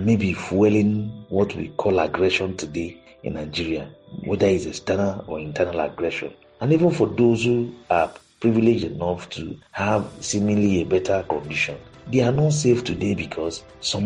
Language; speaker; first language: English; non-native, local second language; Igbo